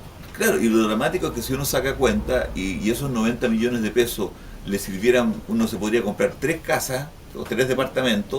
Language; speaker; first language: Spanish; native; Spanish